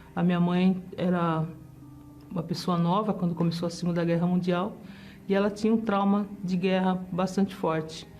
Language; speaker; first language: Portuguese; early bilingual, other home language; German